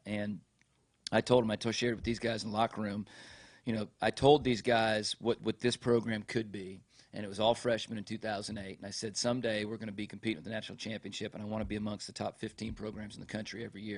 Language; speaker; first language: English; native; English